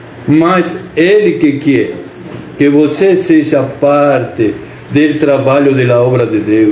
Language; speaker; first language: Portuguese; non-native, fluent; Spanish